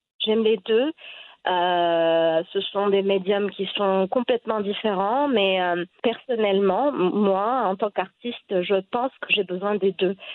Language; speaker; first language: French; non-native, local second language; Arabic